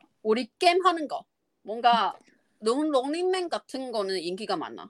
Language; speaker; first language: Korean; non-native, fluent; Chinese